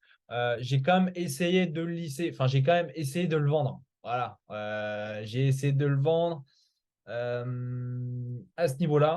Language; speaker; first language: French; native; French